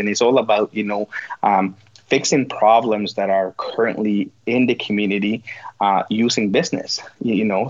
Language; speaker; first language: English; non-native, fluent; Spanish